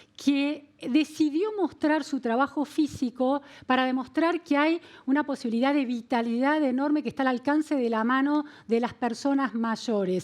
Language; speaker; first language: Spanish; native; Spanish